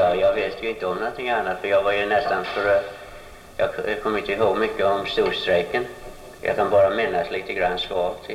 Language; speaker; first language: Swedish; early bilingual, heritage; Swedish